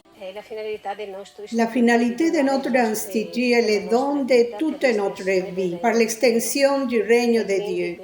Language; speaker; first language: French; non-native, fluent; Italian